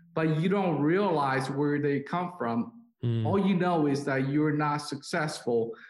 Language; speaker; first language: English; non-native, fluent; Korean